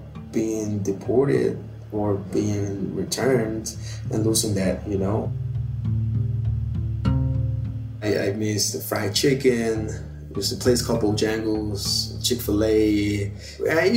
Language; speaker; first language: English; native; English